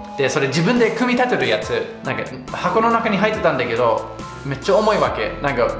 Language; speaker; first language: Japanese; non-native, fluent; English